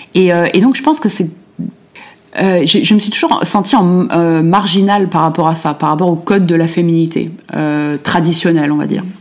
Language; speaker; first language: French; early bilingual, other home language; German